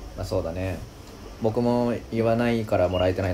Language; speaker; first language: Japanese; native; Japanese